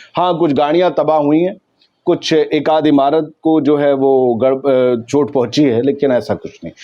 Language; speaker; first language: Urdu; native; Urdu